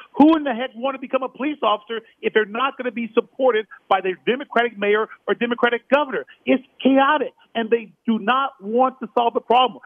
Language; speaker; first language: English; native; English